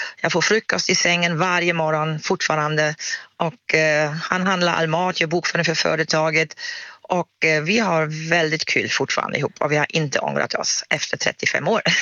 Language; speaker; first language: Swedish; non-native, fluent; German